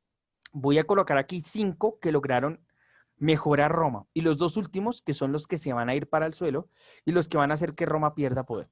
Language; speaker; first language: Spanish; native; Spanish